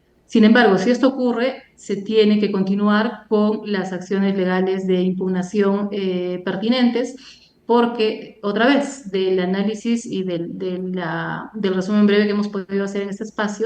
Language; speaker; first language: Spanish; native; Spanish